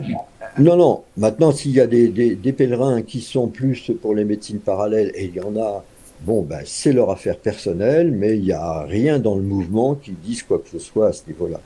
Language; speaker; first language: French; native; French